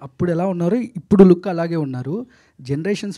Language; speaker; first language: Telugu; native; Telugu